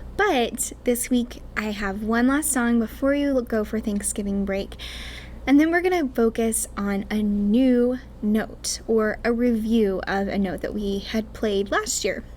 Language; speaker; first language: English; native; English